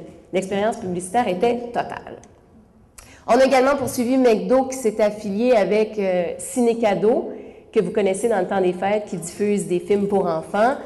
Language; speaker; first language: French; native; French